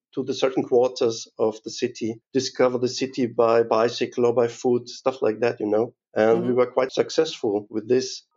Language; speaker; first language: English; non-native, fluent; German